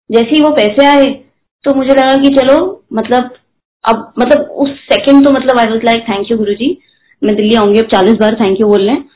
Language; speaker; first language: Hindi; native; Hindi